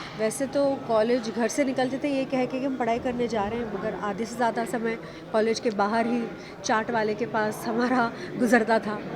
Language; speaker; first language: Hindi; native; Hindi